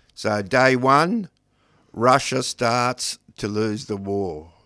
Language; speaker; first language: English; non-native, local second language; Ukrainian